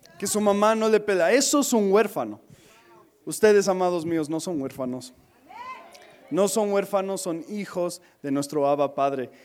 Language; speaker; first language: Spanish; non-native, fluent; English